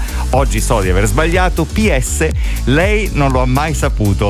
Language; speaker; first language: Italian; native; Italian